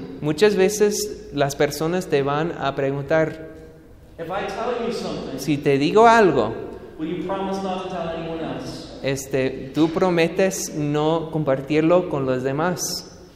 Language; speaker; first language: Spanish; non-native, fluent; English